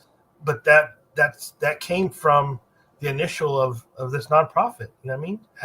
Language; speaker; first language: English; native; English